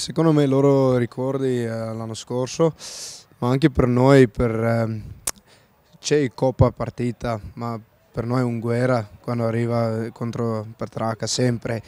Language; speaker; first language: Italian; non-native, learner; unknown